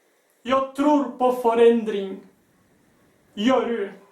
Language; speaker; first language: Swedish; non-native, learner; Spanish